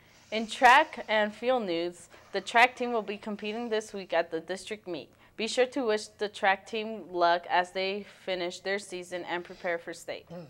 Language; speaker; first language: English; early bilingual, other home language; Spanish